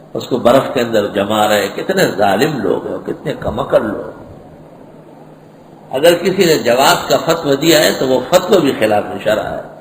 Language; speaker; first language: Urdu; non-native, local second language; Pashto